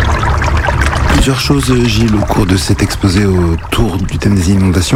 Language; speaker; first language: French; native; French